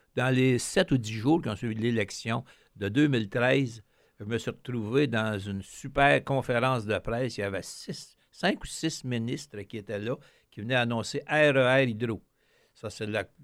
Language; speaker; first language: French; native; French